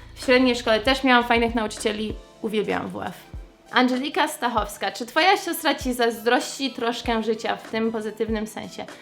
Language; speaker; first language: Polish; early bilingual, heritage; English